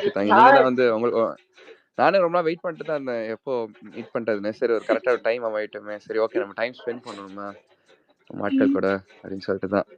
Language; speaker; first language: Tamil; native; Tamil